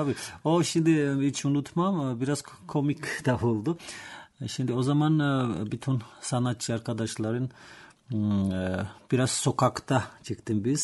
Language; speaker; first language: Turkish; non-native, learner; Georgian